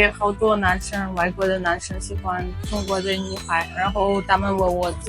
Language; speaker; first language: Chinese; non-native, fluent; Russian